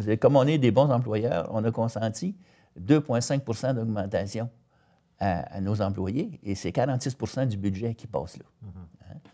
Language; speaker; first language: French; native; French